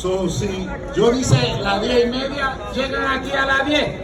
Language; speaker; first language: Spanish; non-native, learner; English